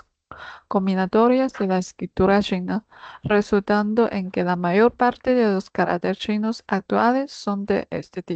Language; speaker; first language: Spanish; non-native, fluent; Chinese